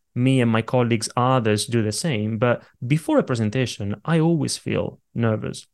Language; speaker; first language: English; non-native, fluent; Italian